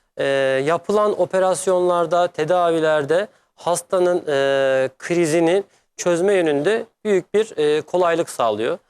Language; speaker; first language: Turkish; native; Turkish